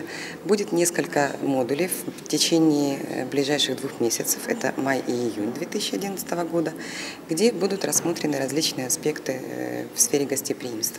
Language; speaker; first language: Russian; native; Russian